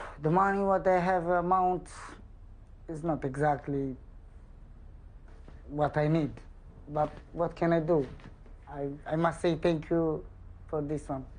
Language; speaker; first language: English; non-native, learner; Romanian